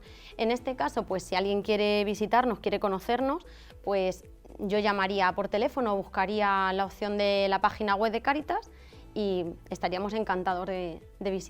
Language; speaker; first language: Spanish; native; Spanish